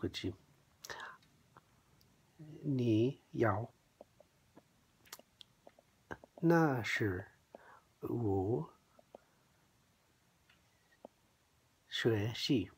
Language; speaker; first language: Chinese; non-native, learner; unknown